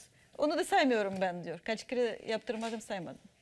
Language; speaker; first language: Turkish; non-native, fluent; Russian